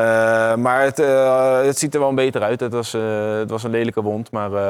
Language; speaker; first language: Dutch; native; Dutch